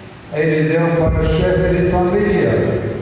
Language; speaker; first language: Portuguese; non-native, fluent; English